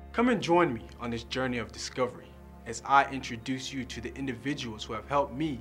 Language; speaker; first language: English; native; English